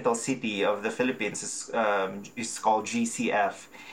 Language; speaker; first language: English; non-native, local second language; Filipino